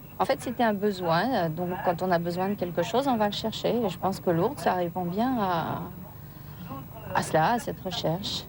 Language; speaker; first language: French; native; French